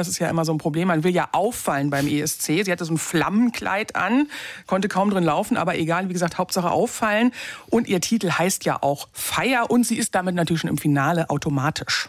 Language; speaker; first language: German; native; German